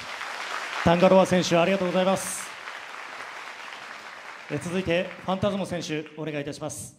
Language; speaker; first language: Japanese; native; Japanese